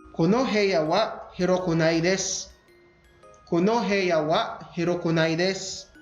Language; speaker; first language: Japanese; non-native, fluent; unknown